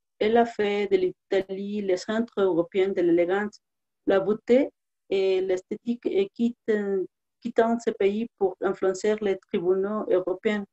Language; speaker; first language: French; non-native, learner; Spanish